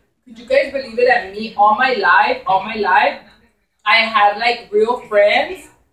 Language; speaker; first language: English; early bilingual, other home language; Spanish